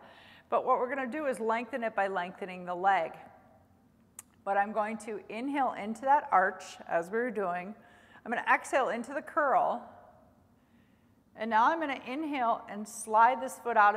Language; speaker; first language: English; native; English